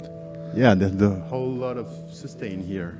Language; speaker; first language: English; non-native, fluent; French